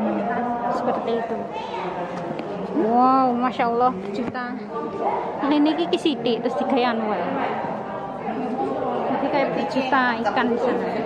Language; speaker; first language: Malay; non-native, local second language; Javanese